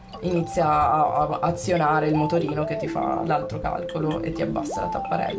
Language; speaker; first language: Italian; native; Italian